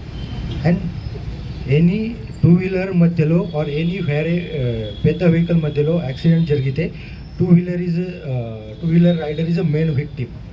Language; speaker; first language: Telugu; non-native, learner; Hindi